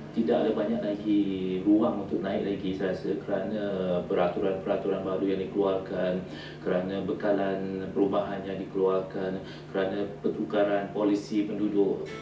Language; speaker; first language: Malay; native; Malay